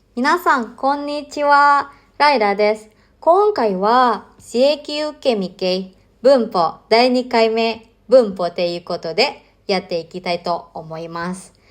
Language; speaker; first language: Japanese; non-native, fluent; Indonesian